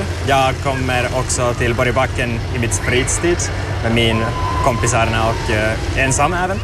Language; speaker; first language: Swedish; non-native, learner; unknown